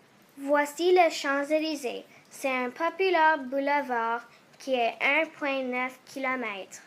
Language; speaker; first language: French; non-native, learner; English